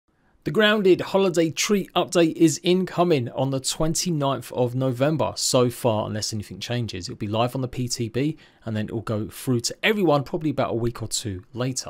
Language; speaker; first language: English; native; English